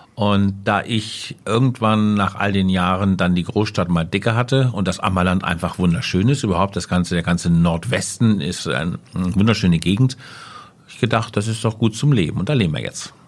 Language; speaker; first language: German; native; German